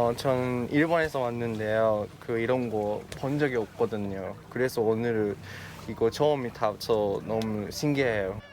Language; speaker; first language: Korean; non-native, fluent; Japanese